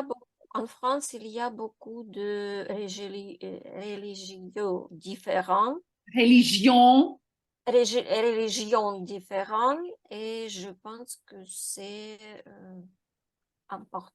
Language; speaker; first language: French; non-native, learner; Ukrainian